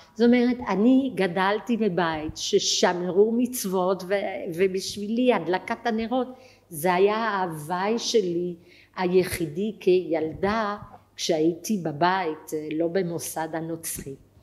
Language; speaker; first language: Hebrew; non-native, fluent; French